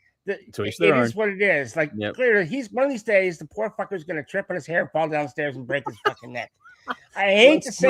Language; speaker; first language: English; native; English